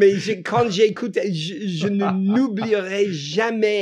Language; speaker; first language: French; non-native, fluent; English